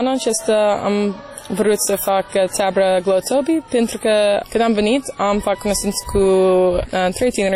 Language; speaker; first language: Romanian; non-native, learner; English